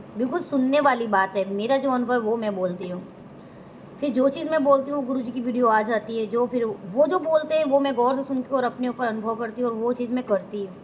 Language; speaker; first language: Hindi; non-native, local second language; Gujarati